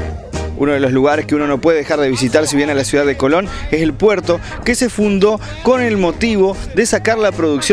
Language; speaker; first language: Spanish; native; Spanish